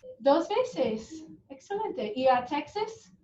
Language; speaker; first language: Spanish; non-native, fluent; English